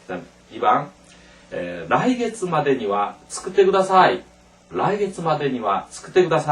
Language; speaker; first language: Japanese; non-native, fluent; Korean